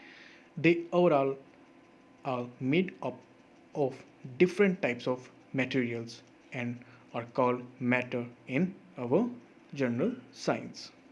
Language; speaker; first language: English; non-native, local second language; Hindi